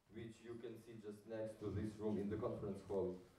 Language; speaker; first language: English; non-native, fluent; Ukrainian